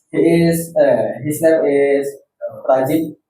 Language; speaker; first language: English; non-native, learner; Indonesian